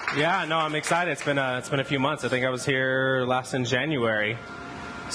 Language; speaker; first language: English; native; English